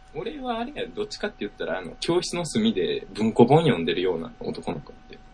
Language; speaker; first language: Japanese; native; Japanese